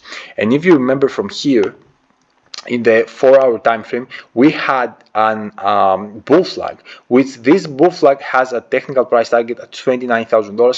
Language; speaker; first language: English; non-native, fluent; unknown